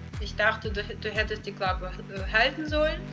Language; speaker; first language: German; non-native, fluent; Russian